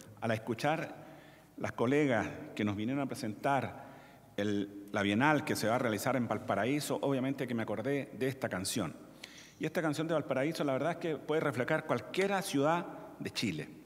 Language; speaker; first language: Spanish; native; Spanish